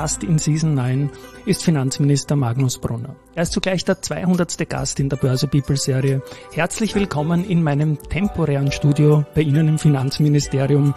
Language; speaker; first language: German; native; German